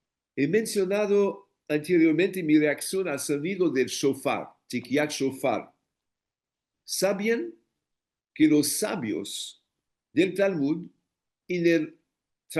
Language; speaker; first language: Spanish; non-native, fluent; English